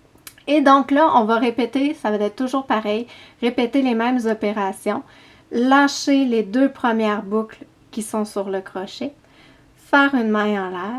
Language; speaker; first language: French; native; French